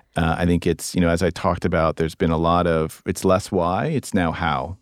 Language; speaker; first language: English; native; English